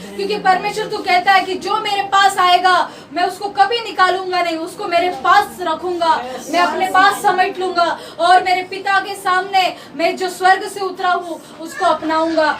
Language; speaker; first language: Hindi; non-native, local second language; Marathi